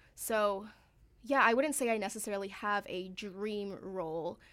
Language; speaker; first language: English; early bilingual, other home language; Filipino